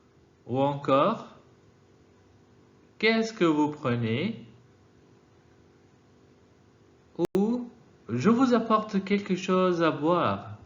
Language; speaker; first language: French; non-native, fluent; Arabic